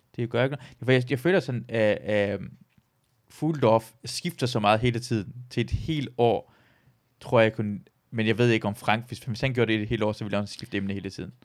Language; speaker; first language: Danish; non-native, fluent; Persian